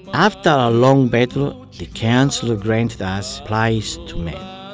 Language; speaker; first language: English; non-native, fluent; Italian